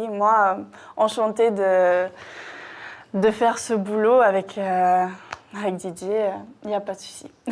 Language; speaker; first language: French; non-native, fluent; Russian